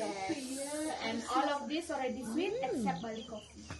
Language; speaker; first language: English; non-native, learner; Indonesian